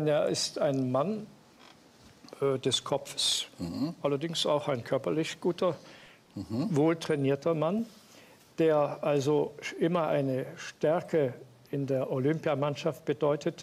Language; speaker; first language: German; native; German